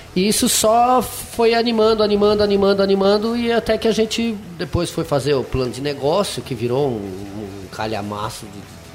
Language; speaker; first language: Portuguese; non-native, fluent; French